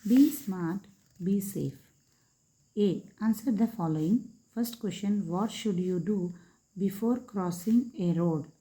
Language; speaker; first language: English; non-native, local second language; Kannada